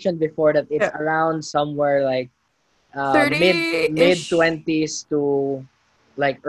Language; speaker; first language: English; non-native, local second language; Cebuano